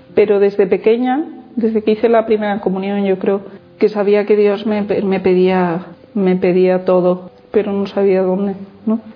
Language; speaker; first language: Spanish; native; Spanish